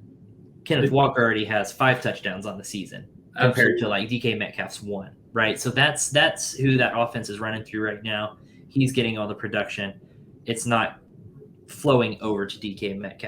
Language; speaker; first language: English; native; English